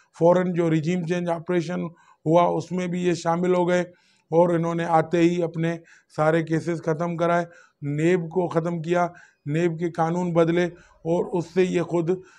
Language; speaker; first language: Urdu; non-native, local second language; Sindhi